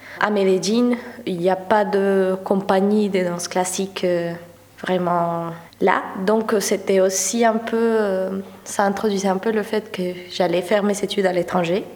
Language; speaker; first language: French; non-native, fluent; Spanish